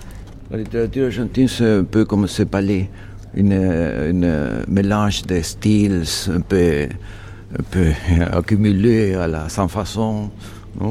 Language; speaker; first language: French; non-native, fluent; Spanish